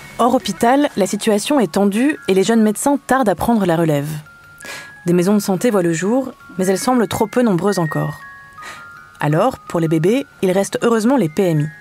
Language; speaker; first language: French; native; French